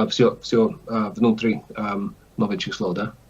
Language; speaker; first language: Russian; non-native, learner; English